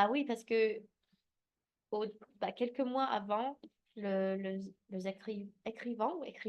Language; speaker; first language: French; early bilingual, heritage; English